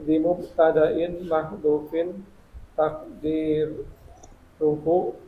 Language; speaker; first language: Arabic; non-native, learner; Indonesian